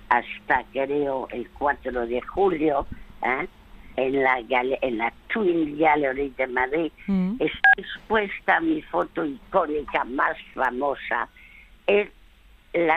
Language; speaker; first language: Spanish; early bilingual, other home language; French